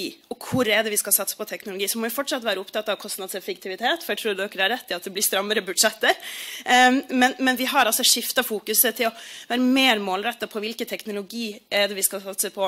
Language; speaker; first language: Norwegian; native; Norwegian